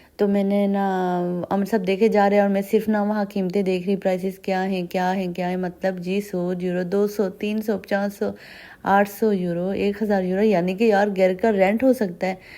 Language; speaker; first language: Hindi; non-native, local second language; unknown